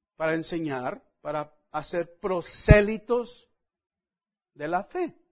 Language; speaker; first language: Spanish; non-native, fluent; English